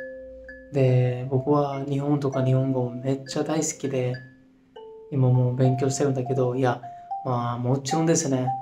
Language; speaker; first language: Japanese; non-native, fluent; Hindi